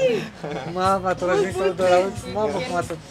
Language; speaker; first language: Spanish; non-native, learner; Romanian